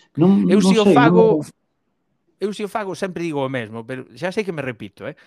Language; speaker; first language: Galician; native; Galician